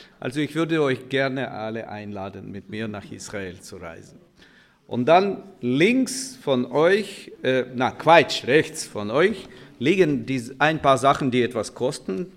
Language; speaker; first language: German; non-native, fluent; Russian